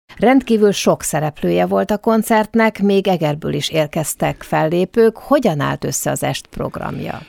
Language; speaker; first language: Hungarian; native; Hungarian